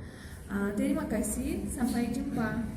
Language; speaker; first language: Indonesian; non-native, learner; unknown